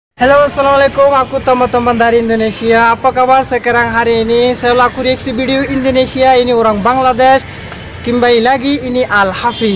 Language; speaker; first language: Indonesian; non-native, learner; Bangla